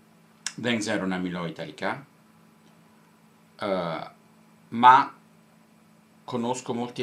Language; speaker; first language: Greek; non-native, fluent; Italian